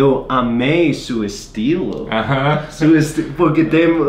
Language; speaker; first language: Portuguese; non-native, learner; English